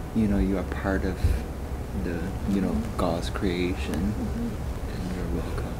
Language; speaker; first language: English; non-native, fluent; Chinese